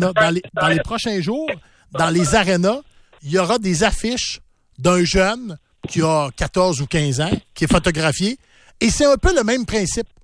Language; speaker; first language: French; native; French